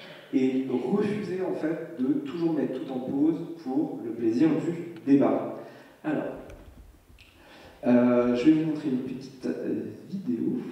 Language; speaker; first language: French; native; French